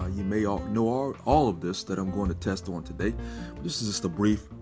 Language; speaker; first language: English; native; English